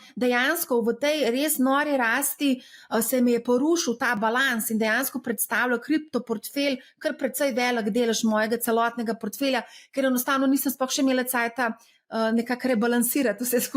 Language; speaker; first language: Slovenian; native; Slovenian